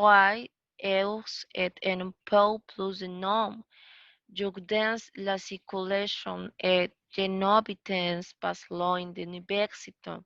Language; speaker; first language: French; non-native, learner; Spanish